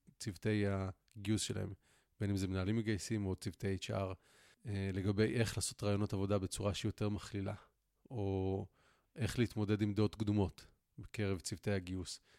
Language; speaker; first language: Hebrew; native; Hebrew